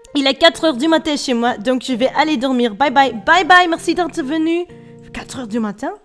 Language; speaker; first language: French; non-native, learner; Dutch